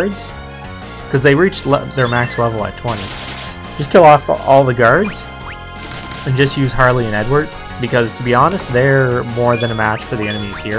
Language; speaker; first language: English; native; English